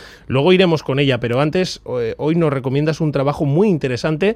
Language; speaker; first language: Spanish; native; Spanish